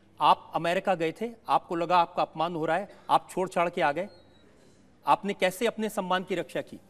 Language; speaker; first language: Hindi; native; Hindi